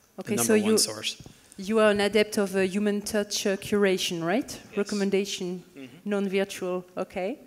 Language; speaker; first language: English; non-native, fluent; French